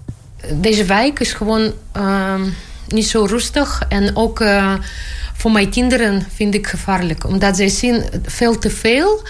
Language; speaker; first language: Dutch; non-native, learner; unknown